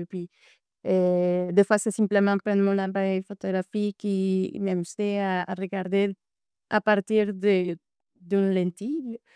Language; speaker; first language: French; non-native, fluent; Spanish